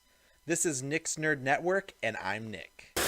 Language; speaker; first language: English; native; English